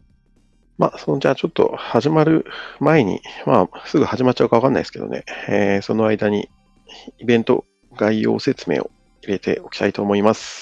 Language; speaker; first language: Japanese; native; Japanese